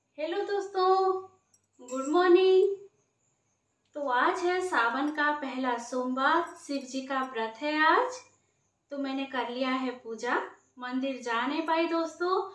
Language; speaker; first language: Hindi; non-native, local second language; Bangla